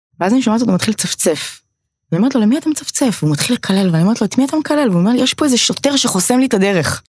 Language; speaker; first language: Hebrew; native; Hebrew